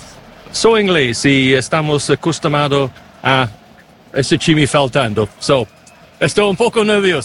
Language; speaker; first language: Portuguese; non-native, learner; English